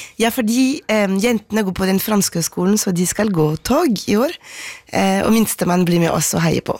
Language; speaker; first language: Norwegian; non-native, fluent; French